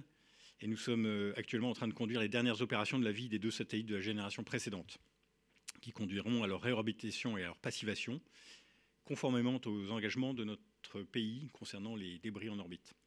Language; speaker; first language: French; native; French